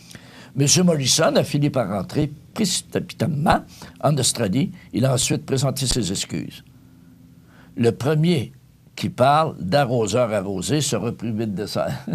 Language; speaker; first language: French; native; French